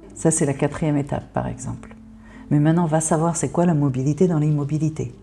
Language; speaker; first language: French; native; French